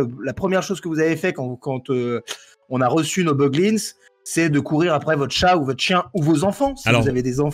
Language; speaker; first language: French; native; French